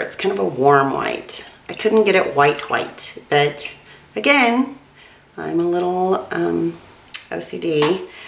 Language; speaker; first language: English; native; English